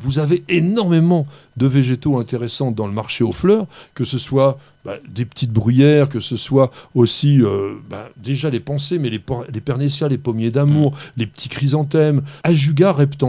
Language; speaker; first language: French; native; French